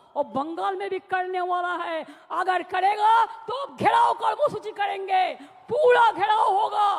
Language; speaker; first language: Hindi; non-native, local second language; Bangla